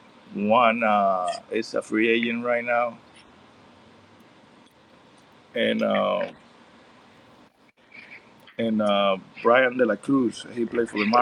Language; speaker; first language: English; non-native, learner; Spanish